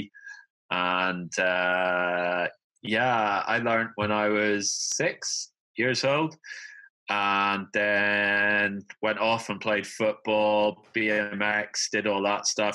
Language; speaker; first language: English; native; English